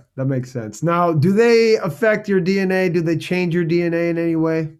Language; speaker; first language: English; early bilingual, other home language; Hindi